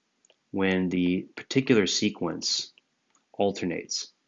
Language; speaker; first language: English; native; English